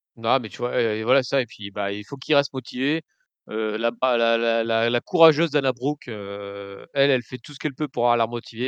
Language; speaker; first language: French; native; French